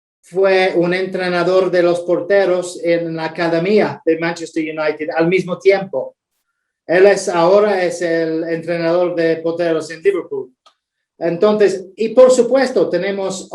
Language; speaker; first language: Spanish; non-native, fluent; English